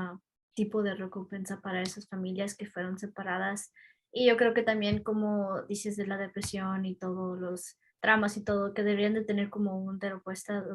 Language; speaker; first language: Spanish; early bilingual, heritage; Spanish